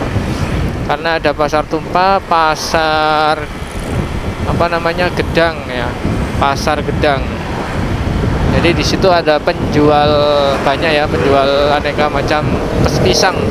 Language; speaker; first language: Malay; non-native, local second language; Javanese